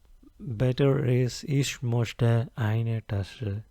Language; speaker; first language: German; non-native, fluent; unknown